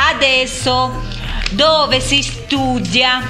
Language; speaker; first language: Italian; non-native, learner; Portuguese